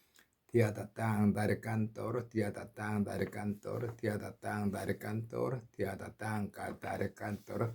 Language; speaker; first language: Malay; non-native, learner; Korean